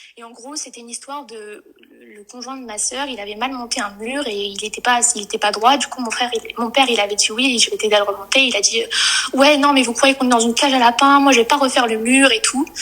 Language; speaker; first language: French; native; French